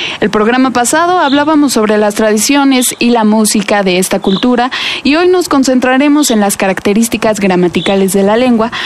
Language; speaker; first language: Spanish; native; Spanish